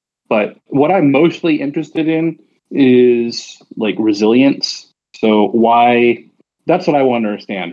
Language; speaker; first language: English; native; English